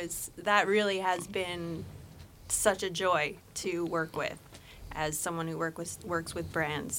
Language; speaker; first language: English; native; English